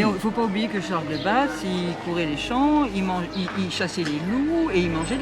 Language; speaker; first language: French; native; French